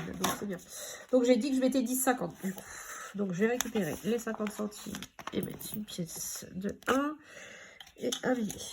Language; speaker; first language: French; native; French